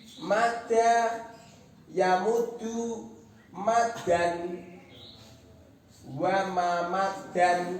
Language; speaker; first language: Arabic; non-native, fluent; Indonesian